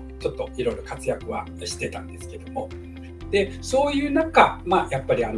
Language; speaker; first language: Japanese; non-native, fluent; Chinese